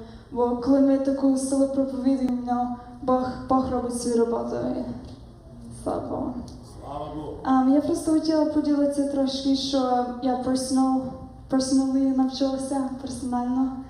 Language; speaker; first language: Ukrainian; early bilingual, heritage; Ukrainian